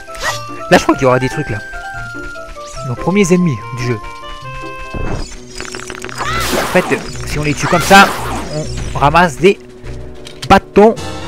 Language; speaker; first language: French; native; French